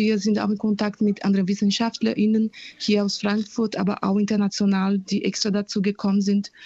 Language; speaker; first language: German; non-native, fluent; Portuguese